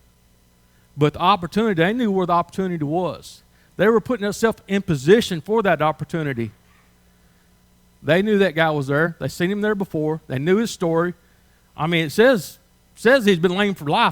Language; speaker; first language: English; native; English